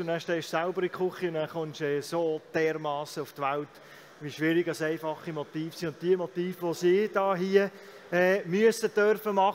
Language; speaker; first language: German; native; German